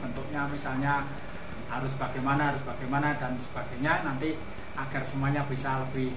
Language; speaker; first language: Indonesian; native; Indonesian